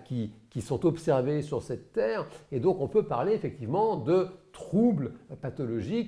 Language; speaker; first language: French; native; French